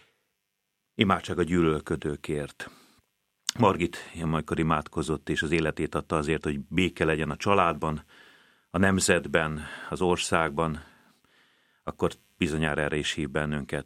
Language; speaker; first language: Hungarian; native; Hungarian